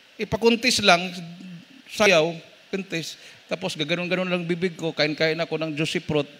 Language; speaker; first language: Filipino; non-native, local second language; Cebuano